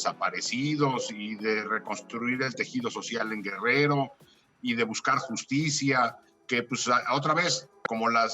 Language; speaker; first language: Spanish; native; Spanish